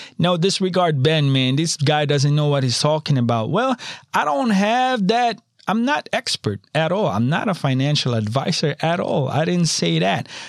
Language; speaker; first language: English; non-native, local second language; Filipino